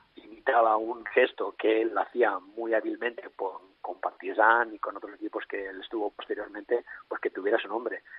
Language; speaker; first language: Spanish; native; Spanish